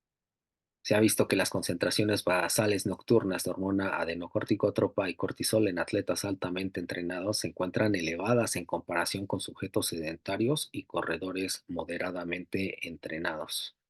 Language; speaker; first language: Spanish; native; Spanish